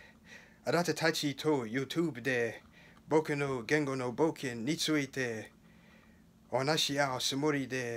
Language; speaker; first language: Japanese; non-native, learner; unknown